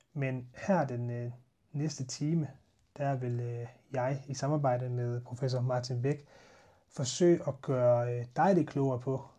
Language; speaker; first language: Danish; native; Danish